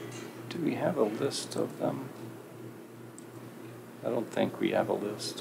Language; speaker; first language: English; native; English